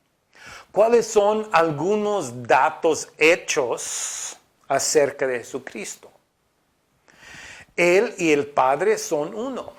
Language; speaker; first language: Spanish; non-native, fluent; English